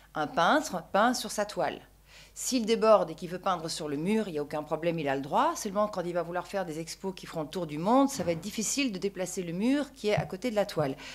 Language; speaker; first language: French; native; French